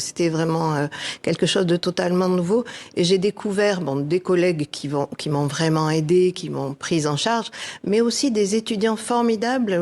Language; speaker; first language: French; native; French